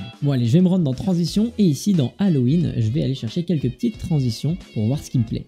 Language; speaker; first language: French; native; French